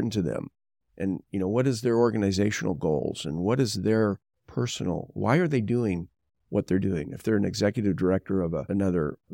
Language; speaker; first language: English; native; English